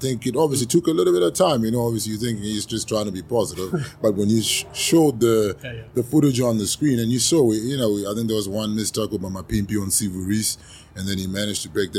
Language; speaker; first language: English; non-native, local second language; Shona